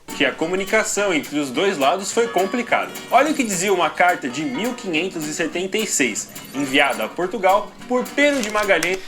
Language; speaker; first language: Portuguese; native; Portuguese